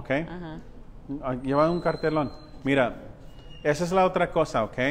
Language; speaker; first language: Spanish; early bilingual, heritage; Spanish